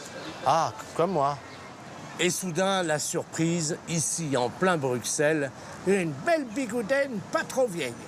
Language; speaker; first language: French; native; French